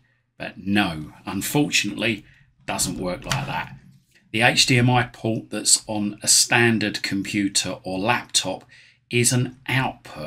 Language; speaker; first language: English; native; English